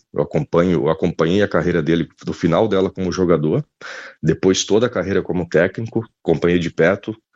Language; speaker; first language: Portuguese; native; Portuguese